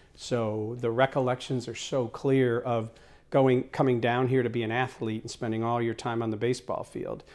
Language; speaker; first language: English; native; English